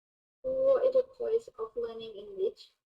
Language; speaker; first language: English; non-native, fluent; Thai